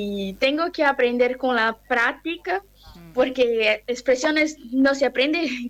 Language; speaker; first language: Spanish; non-native, learner; Portuguese